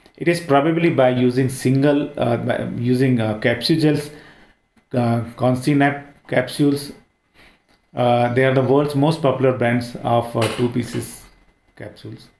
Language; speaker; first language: English; non-native, local second language; Hindi